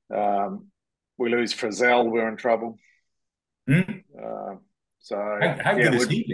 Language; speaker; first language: English; native; English